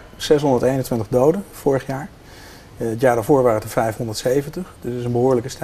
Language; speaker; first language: Dutch; native; Dutch